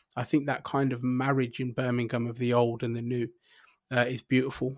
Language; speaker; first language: English; native; English